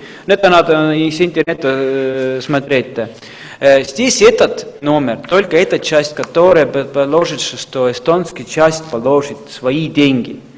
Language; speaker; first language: Russian; non-native, fluent; Estonian